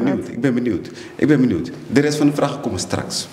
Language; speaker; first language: Dutch; native; Dutch